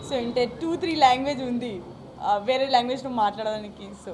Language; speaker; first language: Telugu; non-native, learner; Gujarati